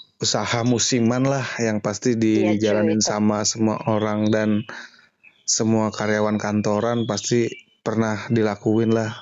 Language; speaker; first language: Indonesian; native; Indonesian